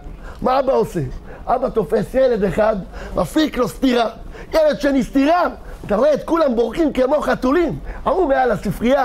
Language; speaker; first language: Hebrew; native; Hebrew